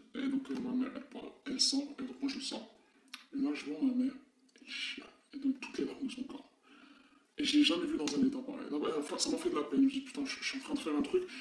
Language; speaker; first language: French; non-native, local second language; Arabic